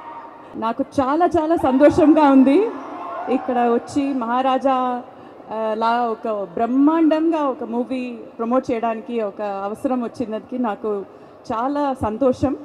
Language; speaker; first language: Telugu; non-native, fluent; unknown